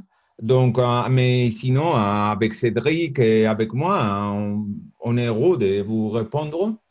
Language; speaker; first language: French; non-native, learner; Spanish